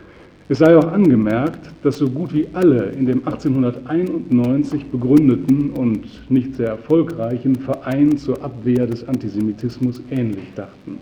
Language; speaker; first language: German; native; German